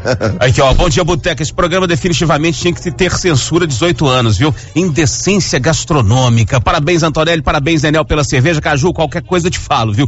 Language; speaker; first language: Portuguese; native; Portuguese